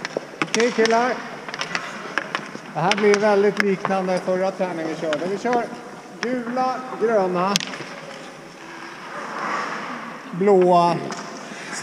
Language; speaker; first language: Swedish; native; Swedish